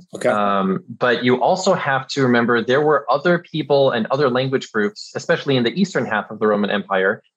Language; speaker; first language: English; early bilingual, other home language; German